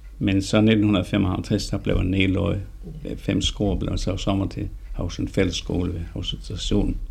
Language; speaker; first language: Danish; native; Danish